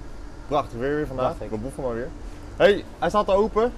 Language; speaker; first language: Dutch; native; Dutch